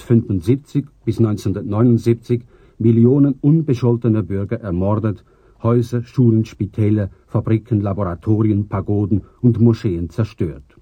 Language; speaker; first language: German; native; German